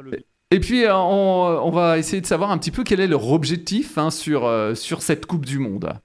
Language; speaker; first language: French; native; French